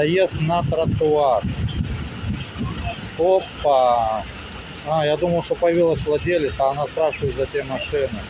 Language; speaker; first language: Russian; native; Russian